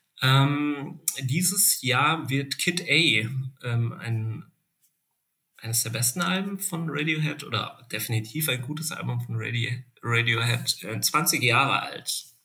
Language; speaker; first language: German; native; German